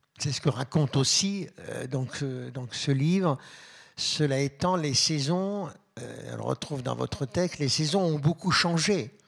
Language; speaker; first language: French; native; French